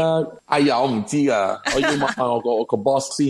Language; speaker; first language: Cantonese; non-native, learner; Spanish